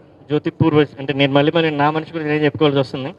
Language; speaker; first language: Telugu; native; Telugu